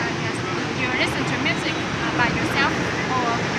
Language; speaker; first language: English; non-native, learner; Vietnamese